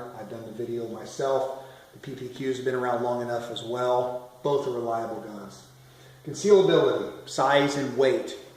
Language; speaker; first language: English; native; English